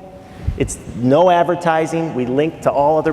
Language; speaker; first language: English; native; English